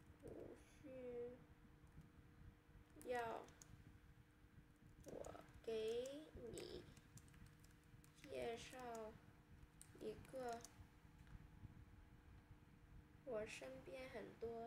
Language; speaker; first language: Chinese; non-native, learner; Vietnamese